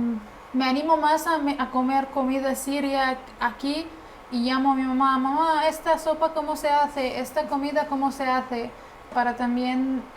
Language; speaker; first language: Spanish; non-native, fluent; Arabic